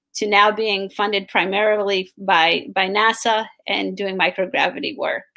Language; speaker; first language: English; native; English